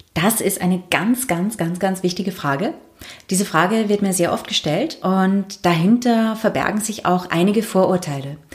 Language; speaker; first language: German; native; German